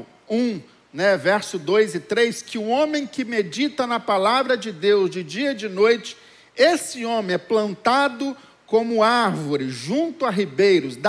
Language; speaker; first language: Portuguese; native; Portuguese